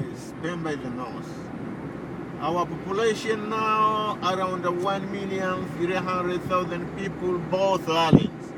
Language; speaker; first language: English; non-native, local second language; Swahili